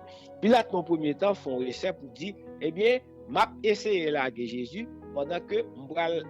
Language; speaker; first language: French; non-native, local second language; Haitian Creole